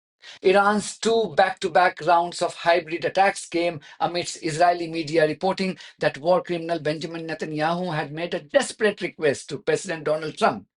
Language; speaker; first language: English; non-native, local second language; Hindi